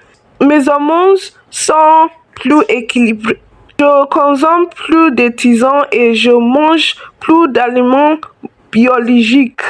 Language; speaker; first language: French; non-native, learner; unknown